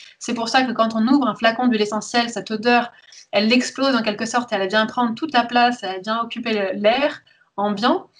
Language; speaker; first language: French; early bilingual, heritage; French